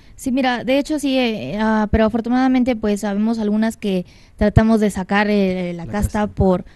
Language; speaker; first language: Spanish; native; Spanish